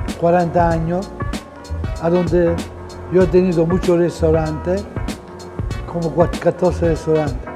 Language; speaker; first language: Spanish; non-native, fluent; Italian